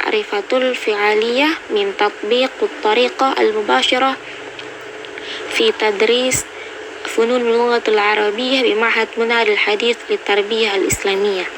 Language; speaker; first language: Arabic; non-native, learner; Indonesian